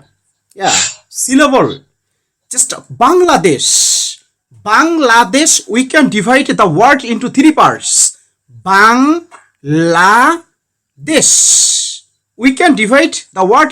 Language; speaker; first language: English; non-native, learner; Bangla